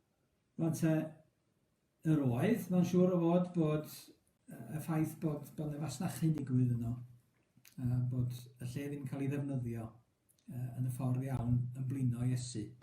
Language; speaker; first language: Welsh; native; Welsh